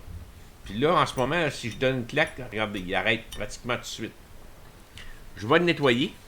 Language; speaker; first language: French; native; French